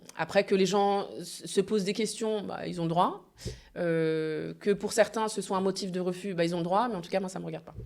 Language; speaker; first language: French; early bilingual, other home language; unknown